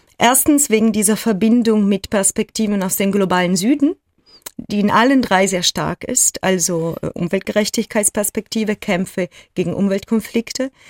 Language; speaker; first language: German; non-native, fluent; Italian